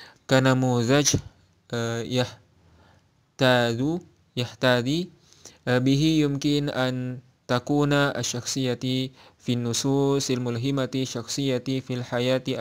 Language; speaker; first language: Arabic; non-native, learner; Indonesian